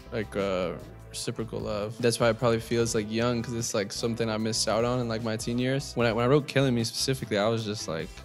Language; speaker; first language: English; native; English